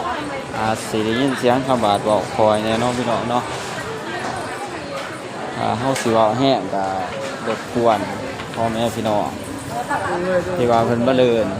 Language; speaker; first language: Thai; non-native, local second language; Northeastern Thai